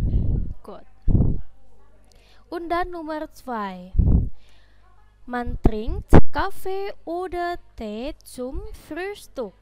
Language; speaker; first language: German; non-native, fluent; Indonesian